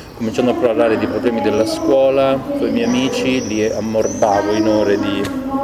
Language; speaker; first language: Italian; native; Italian